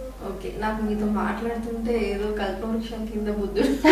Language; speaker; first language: Telugu; native; Telugu